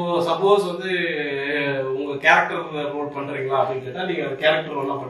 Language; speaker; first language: Tamil; native; Tamil